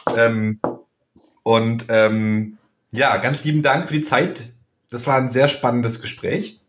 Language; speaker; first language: German; native; German